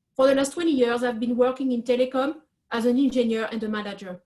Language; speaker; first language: English; non-native, fluent; French